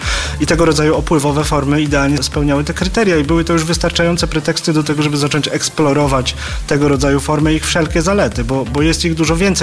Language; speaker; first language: Polish; native; Polish